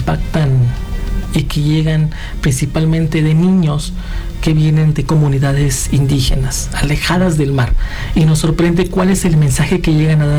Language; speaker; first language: Spanish; native; Spanish